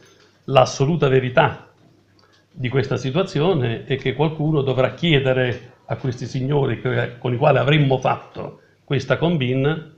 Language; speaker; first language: Italian; native; Italian